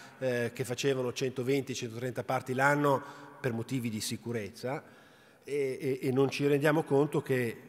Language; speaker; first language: Italian; native; Italian